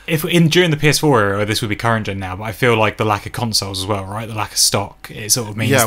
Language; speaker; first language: English; native; English